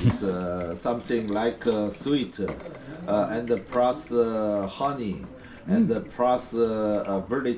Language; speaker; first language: English; non-native, fluent; Chinese